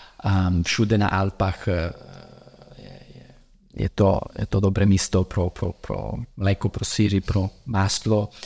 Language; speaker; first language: Czech; non-native, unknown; Italian